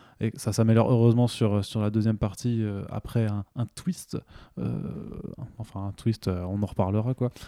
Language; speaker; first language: French; native; French